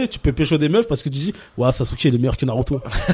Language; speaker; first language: French; native; French